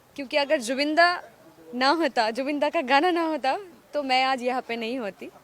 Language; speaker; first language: Hindi; non-native, local second language; Assamese